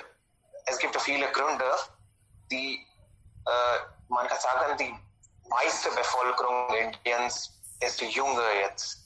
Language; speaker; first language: German; non-native, learner; Hindi